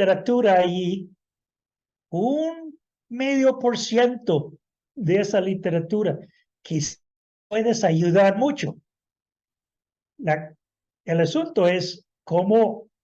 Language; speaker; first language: Spanish; non-native, fluent; English